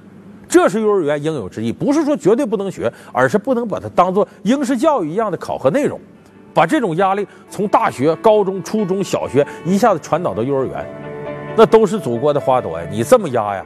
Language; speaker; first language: Chinese; native; Chinese